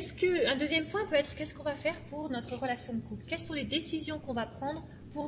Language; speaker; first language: French; native; French